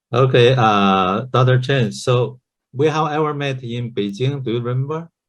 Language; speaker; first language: English; non-native, learner; Chinese